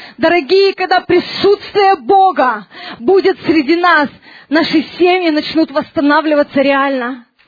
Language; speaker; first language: Russian; early bilingual, heritage; Russian